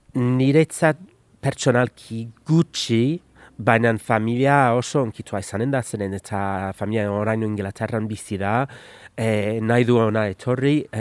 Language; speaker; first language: Basque; non-native, fluent; English